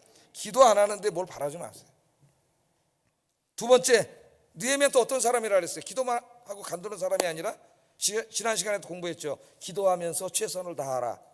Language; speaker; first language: Korean; native; Korean